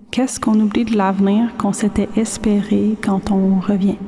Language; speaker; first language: French; native; French